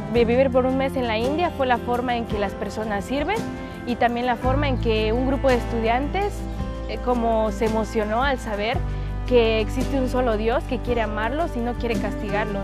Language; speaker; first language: Spanish; native; Spanish